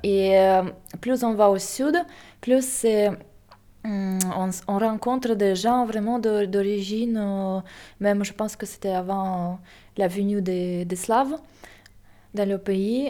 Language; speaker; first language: French; non-native, fluent; Russian